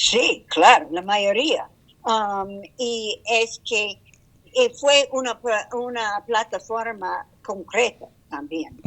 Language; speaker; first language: Spanish; non-native, learner; English